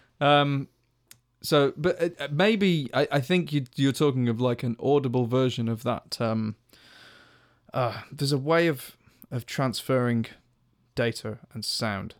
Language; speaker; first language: English; native; English